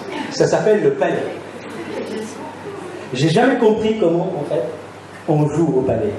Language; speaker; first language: French; native; French